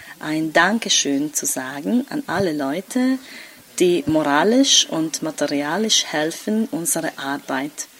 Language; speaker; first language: German; non-native, local second language; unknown